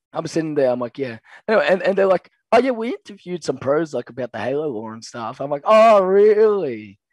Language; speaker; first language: English; native; English